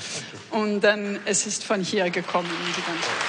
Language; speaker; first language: German; non-native, learner; French